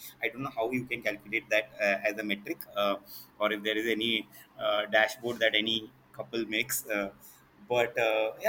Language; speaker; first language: English; non-native, local second language; Hindi